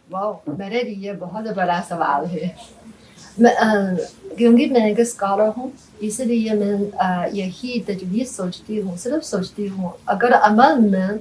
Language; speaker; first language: Hindi; non-native, fluent; Chinese